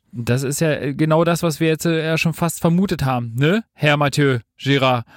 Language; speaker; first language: German; native; German